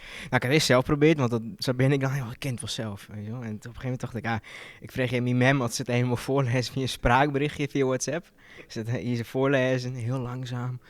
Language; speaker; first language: Dutch; non-native, local second language; Western Frisian